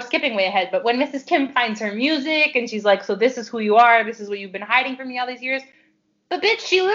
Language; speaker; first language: English; native; English